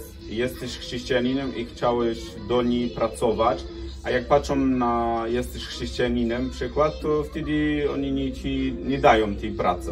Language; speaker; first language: Polish; non-native, learner; Arabic